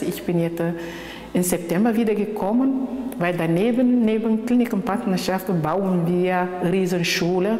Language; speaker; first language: German; non-native, fluent; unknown